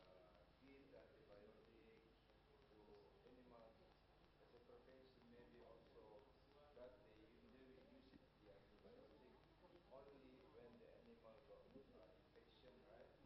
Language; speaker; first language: English; non-native, fluent; Indonesian